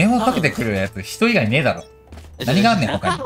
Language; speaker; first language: Japanese; native; Japanese